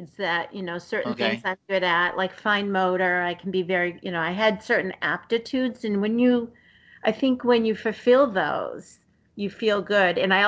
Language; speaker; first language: English; native; English